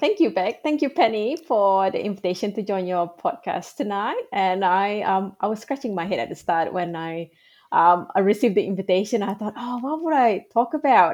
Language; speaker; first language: English; non-native, local second language; Malay